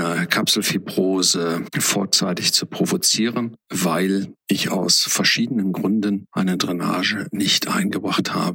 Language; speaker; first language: German; native; German